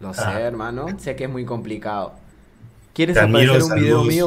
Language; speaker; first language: Spanish; native; Spanish